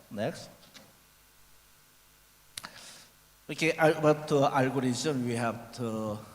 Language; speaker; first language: English; non-native, learner; Korean